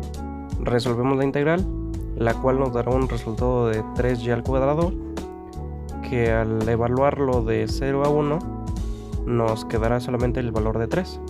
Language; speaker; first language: Spanish; native; Spanish